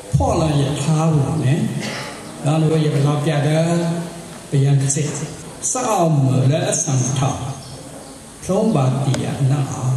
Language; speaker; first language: Burmese; non-native, local second language; S'gaw Karen